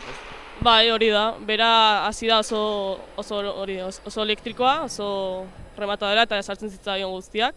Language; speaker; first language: Basque; non-native, local second language; Spanish